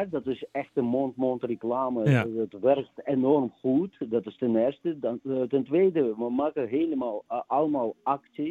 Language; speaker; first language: Dutch; non-native, fluent; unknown